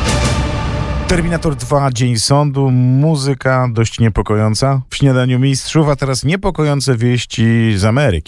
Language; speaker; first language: Polish; native; Polish